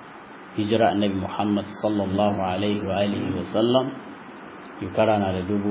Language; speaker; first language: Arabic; non-native, fluent; Hausa